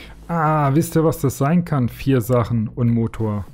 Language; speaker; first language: German; native; German